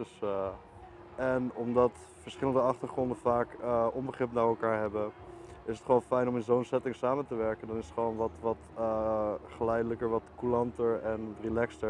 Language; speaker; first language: Dutch; native; Dutch